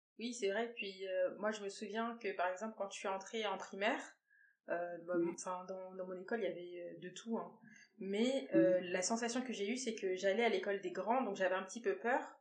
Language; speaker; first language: French; native; French